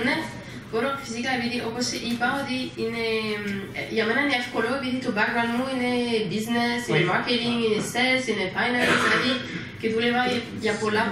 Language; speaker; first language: Greek; non-native, fluent; French